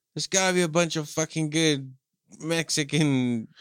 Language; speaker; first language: English; early bilingual, other home language; Spanish